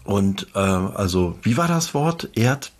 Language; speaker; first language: German; native; German